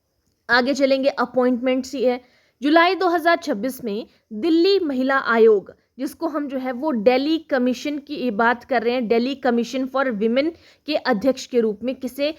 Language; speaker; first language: Hindi; native; Hindi